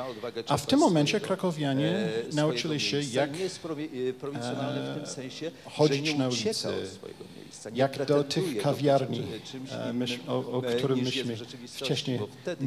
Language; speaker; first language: Polish; non-native, fluent; Japanese